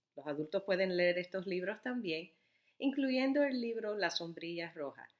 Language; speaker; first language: Spanish; early bilingual, heritage; Spanish